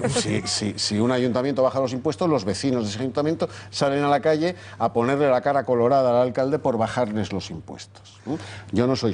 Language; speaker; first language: Spanish; native; Spanish